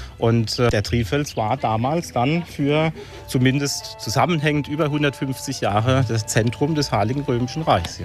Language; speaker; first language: German; native; German